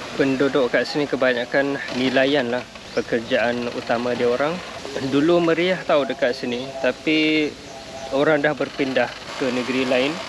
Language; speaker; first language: Malay; non-native, fluent; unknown